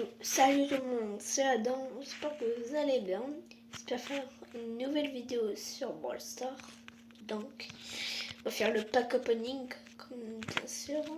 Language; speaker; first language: French; native; French